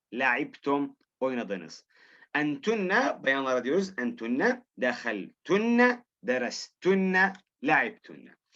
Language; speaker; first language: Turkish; non-native, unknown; Arabic